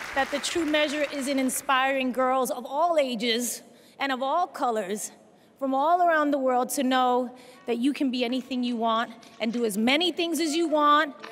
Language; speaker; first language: English; early bilingual, other home language; Spanish